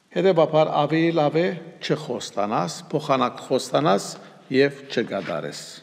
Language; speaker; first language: Armenian; early bilingual, heritage; Armenian